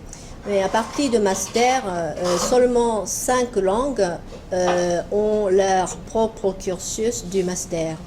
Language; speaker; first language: French; non-native, fluent; Japanese